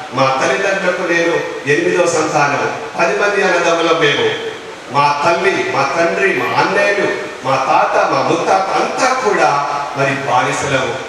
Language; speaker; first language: Telugu; non-native, local second language; Lambadi